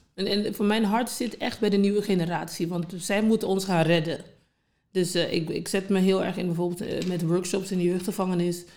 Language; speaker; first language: Dutch; non-native, local second language; English